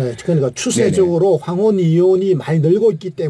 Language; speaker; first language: Korean; native; Korean